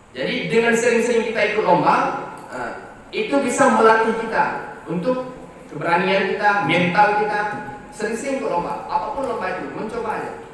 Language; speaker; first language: Indonesian; non-native, local second language; Achinese